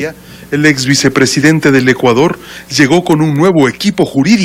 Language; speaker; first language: Spanish; native; Spanish